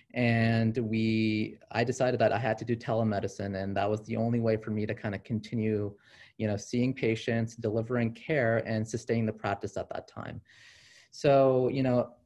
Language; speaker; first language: English; native; English